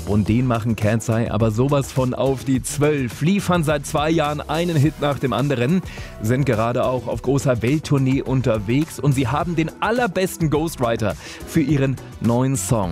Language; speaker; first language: German; native; German